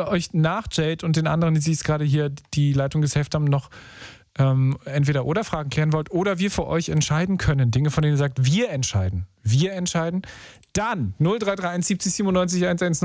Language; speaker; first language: German; native; German